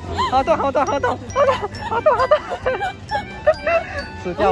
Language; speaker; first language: Chinese; non-native, fluent; Japanese